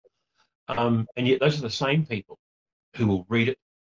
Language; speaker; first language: English; native; English